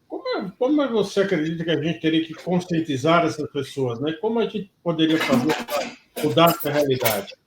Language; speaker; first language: Portuguese; native; Portuguese